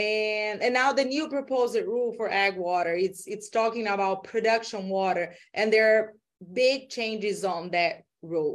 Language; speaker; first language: English; non-native, fluent; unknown